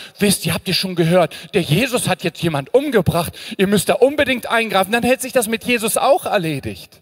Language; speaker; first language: German; native; German